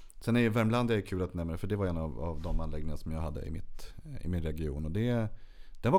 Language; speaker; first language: Swedish; native; Swedish